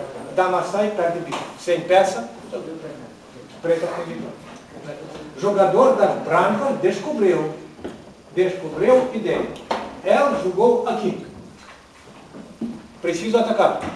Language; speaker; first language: Portuguese; non-native, learner; Ukrainian